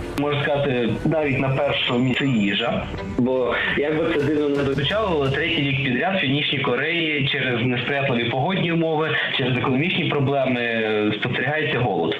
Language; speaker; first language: Ukrainian; native; Ukrainian